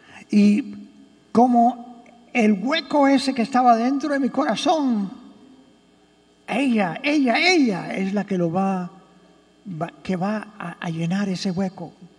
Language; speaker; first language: Spanish; early bilingual, heritage; Spanish